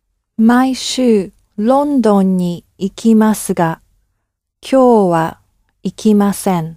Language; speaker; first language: Japanese; non-native, learner; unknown